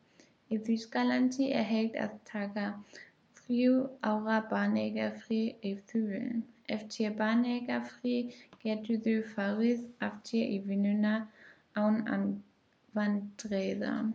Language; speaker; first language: Icelandic; non-native, learner; German